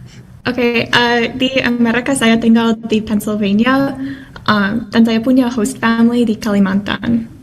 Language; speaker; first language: Indonesian; non-native, learner; English